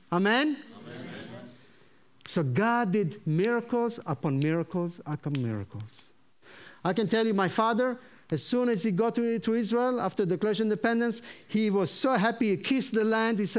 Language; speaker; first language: English; non-native, fluent; Hebrew